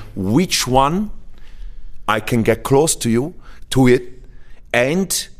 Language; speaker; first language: English; early bilingual, other home language; Italian